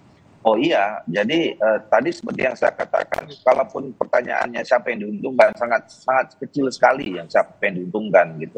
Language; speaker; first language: Indonesian; native; Indonesian